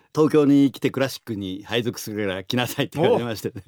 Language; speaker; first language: Japanese; native; Japanese